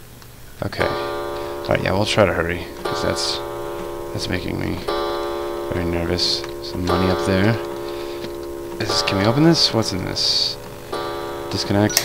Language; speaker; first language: English; native; English